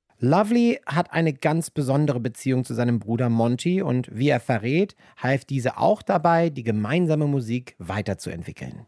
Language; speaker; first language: German; native; German